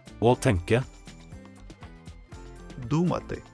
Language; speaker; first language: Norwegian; non-native, fluent; Ukrainian